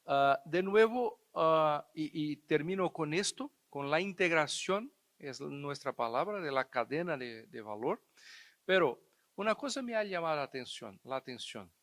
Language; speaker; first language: Spanish; non-native, fluent; Portuguese